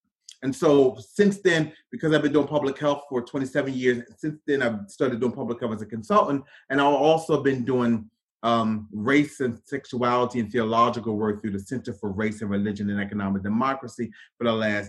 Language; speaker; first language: English; native; English